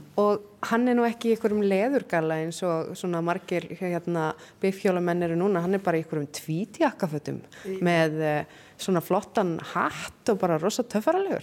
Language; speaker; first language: Icelandic; native; Icelandic